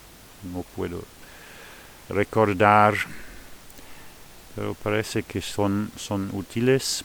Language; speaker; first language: Spanish; non-native, fluent; Luxembourgish